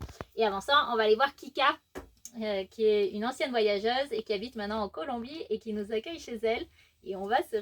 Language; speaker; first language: French; native; French